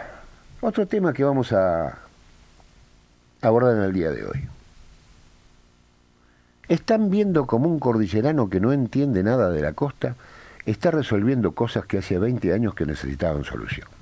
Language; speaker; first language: Spanish; native; Spanish